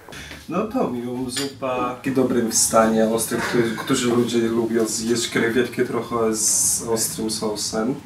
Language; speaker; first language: Polish; non-native, learner; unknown